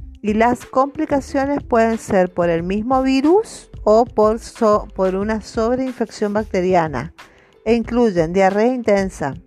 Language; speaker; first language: Spanish; native; Spanish